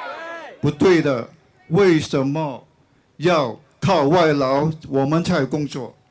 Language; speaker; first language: Chinese; non-native, local second language; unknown